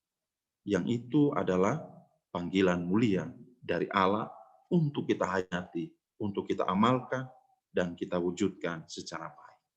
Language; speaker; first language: Indonesian; native; Indonesian